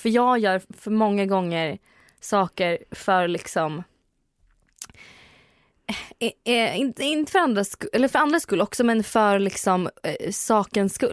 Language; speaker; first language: Swedish; native; Swedish